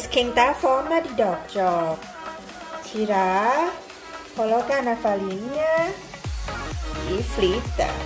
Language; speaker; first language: Portuguese; non-native, learner; Thai